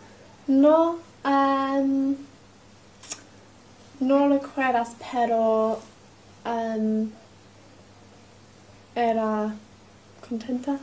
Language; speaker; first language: Spanish; non-native, learner; English